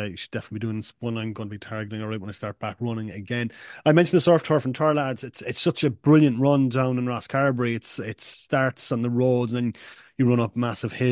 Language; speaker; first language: English; native; English